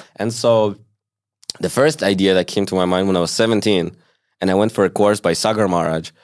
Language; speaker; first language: English; early bilingual, other home language; Hebrew